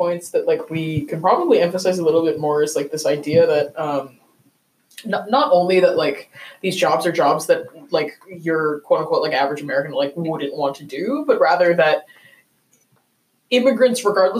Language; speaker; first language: English; non-native, local second language; Cantonese